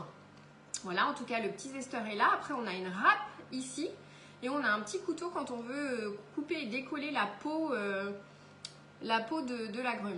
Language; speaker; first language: French; native; French